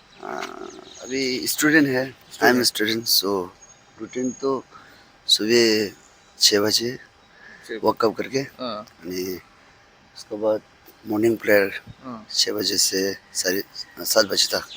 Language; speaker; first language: Hindi; non-native, local second language; Tibetan